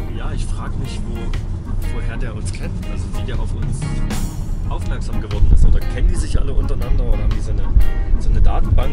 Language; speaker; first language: German; native; German